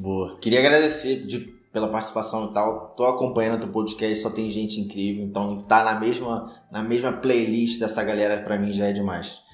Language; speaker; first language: Portuguese; native; Portuguese